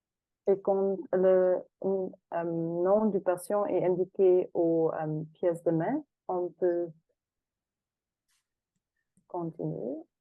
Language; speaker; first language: French; non-native, fluent; German